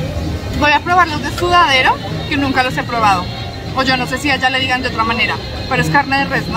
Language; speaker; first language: Spanish; native; Spanish